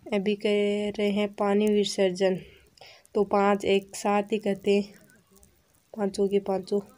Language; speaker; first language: Hindi; native; Hindi